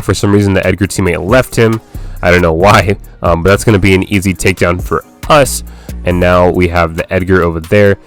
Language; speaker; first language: English; native; English